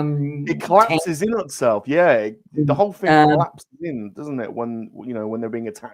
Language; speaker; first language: English; native; English